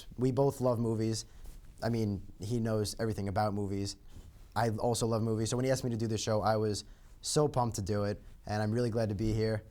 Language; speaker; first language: English; native; English